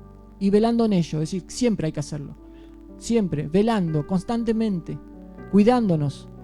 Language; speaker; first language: Spanish; native; Spanish